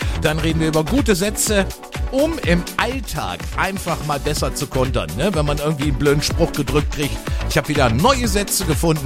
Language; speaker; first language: German; native; German